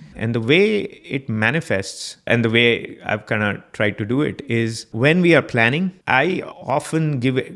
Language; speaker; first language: English; non-native, local second language; Gujarati